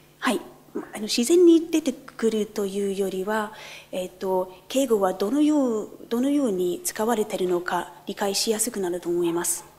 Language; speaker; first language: Japanese; non-native, fluent; English